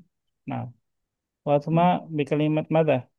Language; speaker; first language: Arabic; non-native, fluent; Indonesian